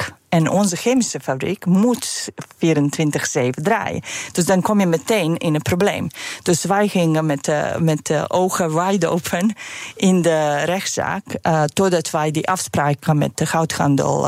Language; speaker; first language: Dutch; non-native, fluent; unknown